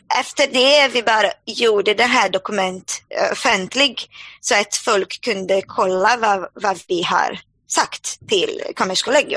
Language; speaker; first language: Swedish; non-native, fluent; Portuguese